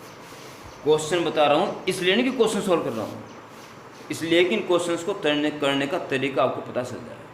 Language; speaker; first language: Hindi; native; Hindi